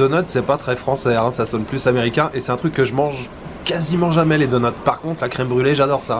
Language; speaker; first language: French; native; French